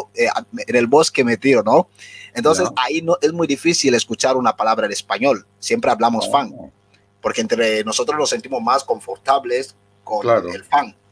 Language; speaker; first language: Spanish; non-native, local second language; Fang